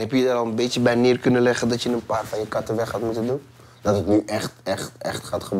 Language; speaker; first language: Dutch; native; Dutch